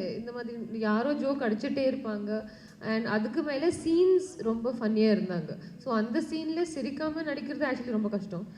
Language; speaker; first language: Tamil; non-native, learner; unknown